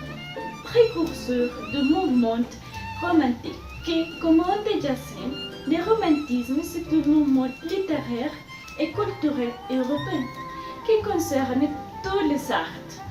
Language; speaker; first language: French; non-native, learner; Spanish